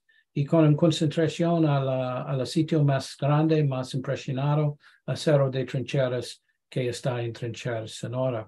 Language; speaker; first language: Spanish; non-native, learner; English